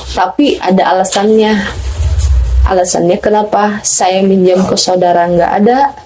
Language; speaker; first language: Indonesian; non-native, local second language; Batak Toba